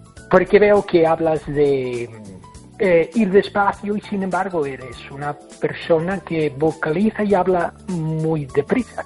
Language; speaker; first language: Spanish; non-native, fluent; English